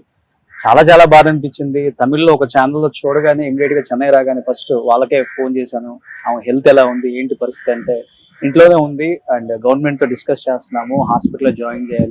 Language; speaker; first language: Telugu; native; Telugu